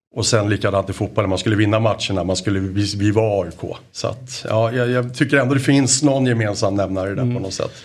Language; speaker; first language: Swedish; native; Swedish